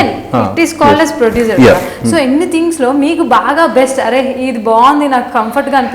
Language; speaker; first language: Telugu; native; Telugu